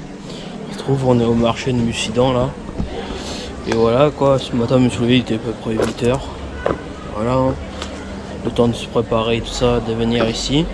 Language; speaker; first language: French; native; French